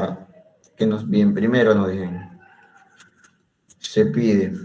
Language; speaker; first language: Spanish; native; Spanish